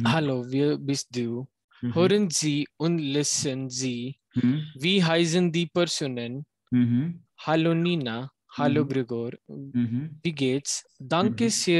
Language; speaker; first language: German; non-native, learner; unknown